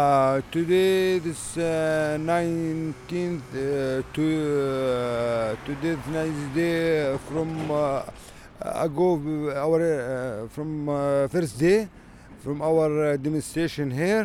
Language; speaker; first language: English; non-native, learner; Arabic